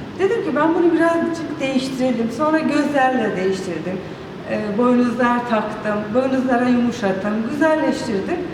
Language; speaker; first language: Turkish; non-native, fluent; Persian